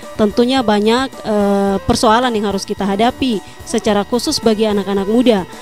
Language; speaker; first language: Indonesian; non-native, local second language; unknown